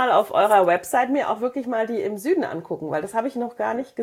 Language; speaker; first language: German; native; German